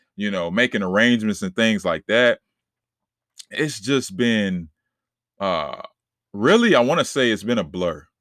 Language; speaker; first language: English; native; English